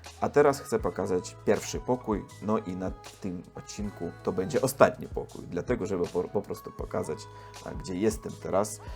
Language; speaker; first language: Polish; non-native, learner; Russian